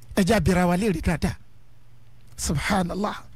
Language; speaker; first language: English; non-native, local second language; Yoruba